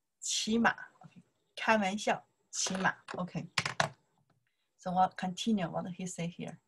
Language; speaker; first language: English; non-native, learner; Chinese